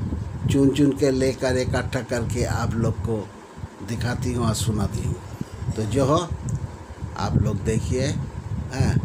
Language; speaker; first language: Hindi; non-native, local second language; Bangla